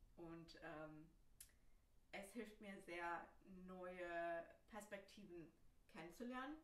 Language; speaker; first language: German; early bilingual, other home language; Turkish